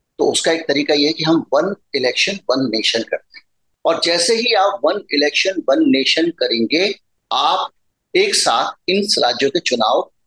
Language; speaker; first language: Hindi; native; Hindi